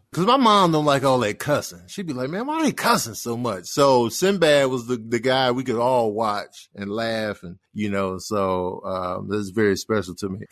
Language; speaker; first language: English; native; English